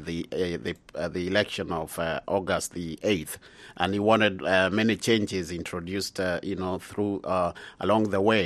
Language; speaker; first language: English; non-native, local second language; Swahili